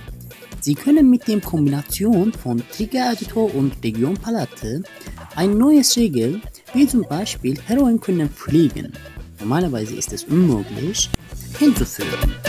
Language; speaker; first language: German; non-native, learner; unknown